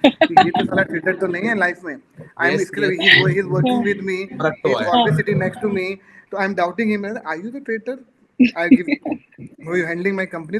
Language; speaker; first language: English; non-native, local second language; Hindi